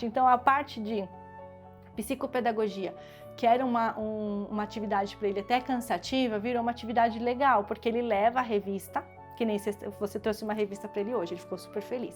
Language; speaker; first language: Portuguese; native; Portuguese